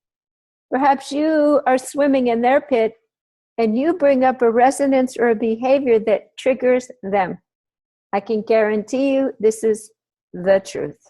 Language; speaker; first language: English; native; English